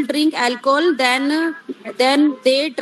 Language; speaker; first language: English; non-native, learner; Hindi